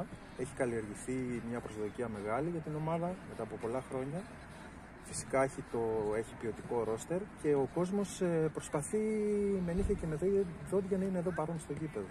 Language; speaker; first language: Greek; native; Greek